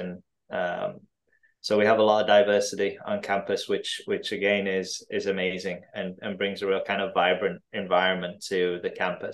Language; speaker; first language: English; native; English